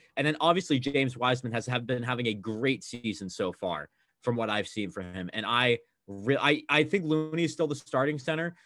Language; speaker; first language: English; native; English